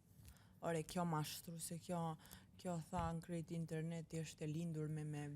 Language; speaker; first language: Albanian; early bilingual, heritage; Albanian